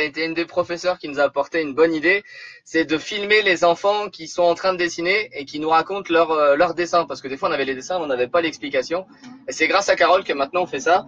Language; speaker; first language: French; native; French